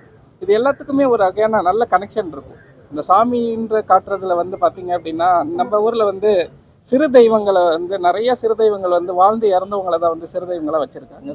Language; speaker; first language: Tamil; native; Tamil